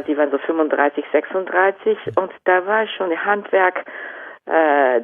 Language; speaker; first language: German; non-native, fluent; Japanese